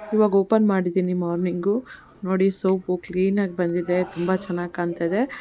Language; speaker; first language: Kannada; native; Kannada